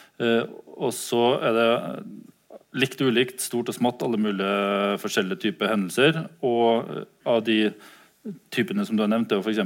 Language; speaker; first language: Norwegian; native; Norwegian